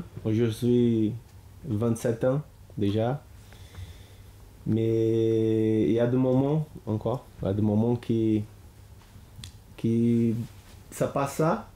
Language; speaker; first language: French; non-native, learner; Portuguese